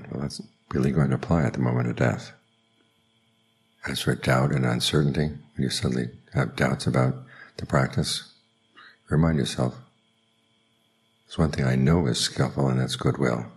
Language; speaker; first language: English; native; English